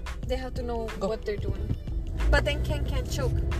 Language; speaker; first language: English; early bilingual, other home language; Spanish